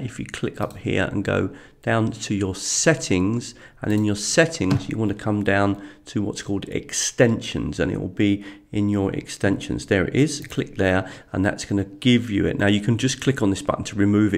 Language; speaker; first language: English; native; English